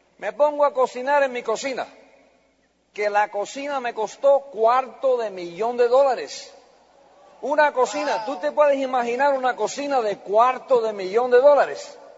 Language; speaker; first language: Spanish; early bilingual, heritage; Spanish